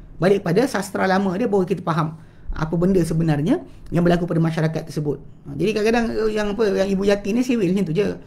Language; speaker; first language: Malay; native; Malay